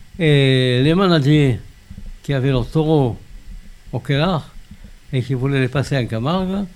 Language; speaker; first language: French; native; French